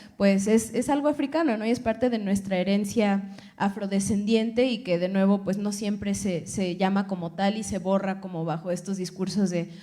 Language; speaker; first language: Spanish; early bilingual, other home language; English